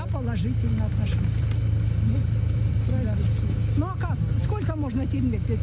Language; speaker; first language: Russian; native; Russian